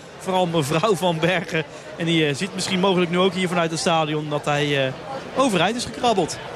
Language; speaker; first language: Dutch; native; Dutch